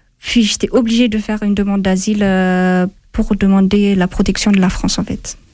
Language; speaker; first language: French; non-native, fluent; Amharic